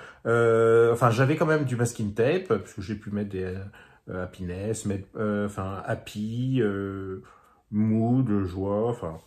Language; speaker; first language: French; native; French